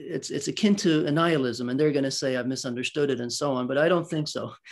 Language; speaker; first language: English; early bilingual, other home language; Swedish